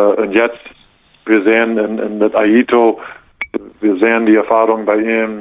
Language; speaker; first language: German; non-native, learner; English